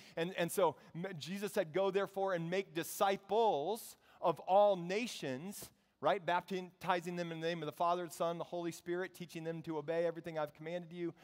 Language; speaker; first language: English; native; English